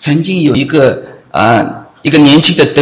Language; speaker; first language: Chinese; native; Chinese